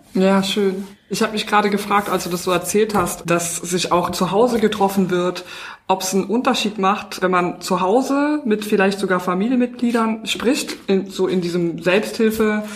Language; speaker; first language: German; native; German